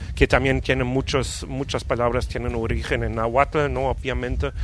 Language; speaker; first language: Spanish; non-native, fluent; German